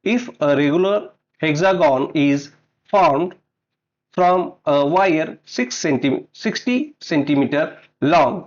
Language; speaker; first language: English; non-native, local second language; Marathi